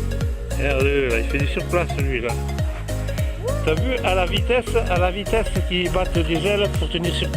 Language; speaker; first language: French; native; French